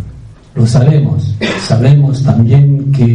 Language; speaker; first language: Spanish; non-native, fluent; French